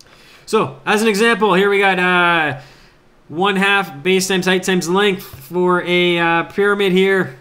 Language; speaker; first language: English; native; English